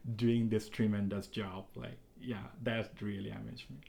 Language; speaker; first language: English; non-native, local second language; Bangla